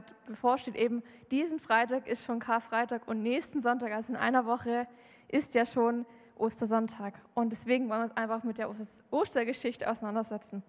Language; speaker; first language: German; native; German